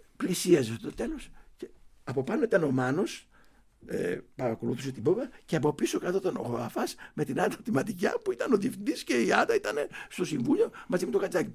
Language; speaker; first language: Greek; early bilingual, heritage; Greek